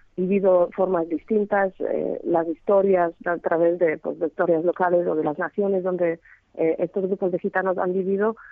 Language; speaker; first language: Spanish; non-native, fluent; Polish